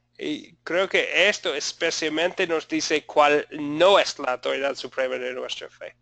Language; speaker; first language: Spanish; non-native, fluent; English